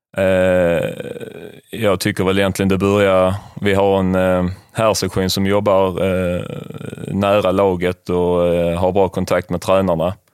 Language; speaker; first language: Swedish; native; Swedish